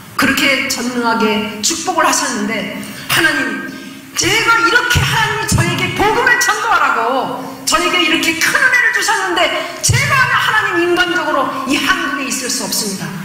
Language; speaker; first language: Korean; native; Korean